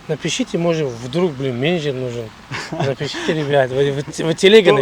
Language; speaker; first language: Russian; non-native, fluent; Tajik